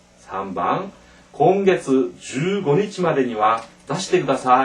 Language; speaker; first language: Japanese; non-native, fluent; Korean